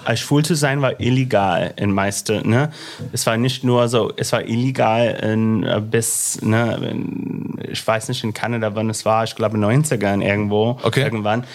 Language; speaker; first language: German; non-native, fluent; English